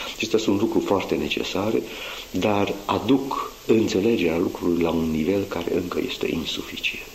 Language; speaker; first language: Romanian; non-native, local second language; Hungarian